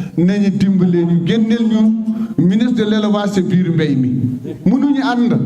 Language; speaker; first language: Wolof; non-native, local second language; Fula